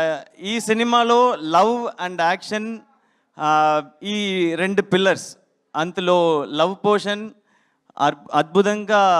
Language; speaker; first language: Telugu; non-native, learner; Tamil